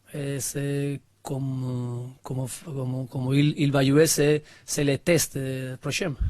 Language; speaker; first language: French; non-native, learner; Spanish